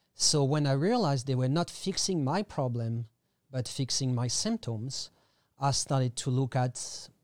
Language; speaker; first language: English; non-native, fluent; French